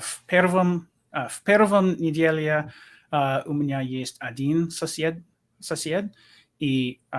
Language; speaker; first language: Russian; non-native, learner; English